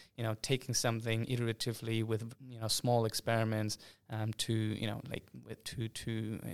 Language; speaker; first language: English; non-native, fluent; German